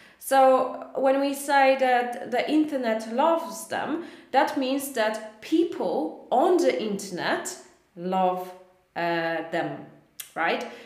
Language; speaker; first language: English; non-native, fluent; Polish